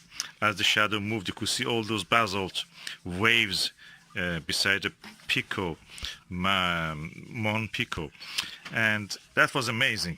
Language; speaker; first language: English; non-native, fluent; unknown